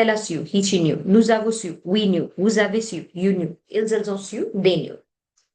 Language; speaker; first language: French; non-native, fluent; Hindi